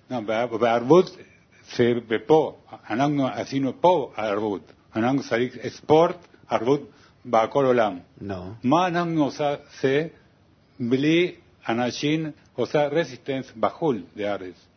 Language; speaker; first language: Hebrew; non-native, learner; Spanish